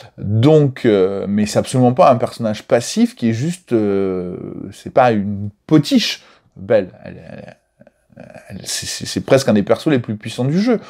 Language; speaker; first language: French; native; French